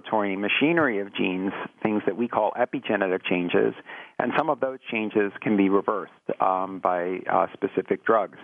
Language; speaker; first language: English; native; English